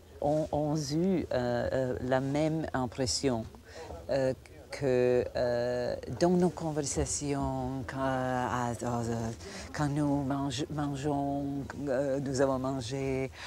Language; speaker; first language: French; non-native, fluent; Croatian